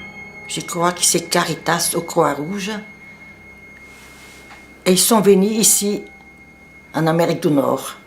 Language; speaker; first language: French; non-native, fluent; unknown